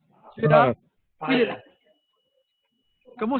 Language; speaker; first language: French; native; French